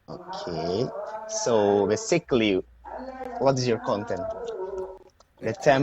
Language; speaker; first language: English; non-native, learner; Indonesian